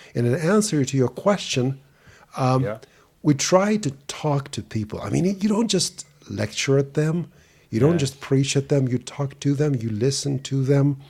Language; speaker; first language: English; non-native, fluent; Russian